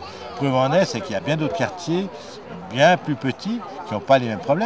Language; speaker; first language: French; native; French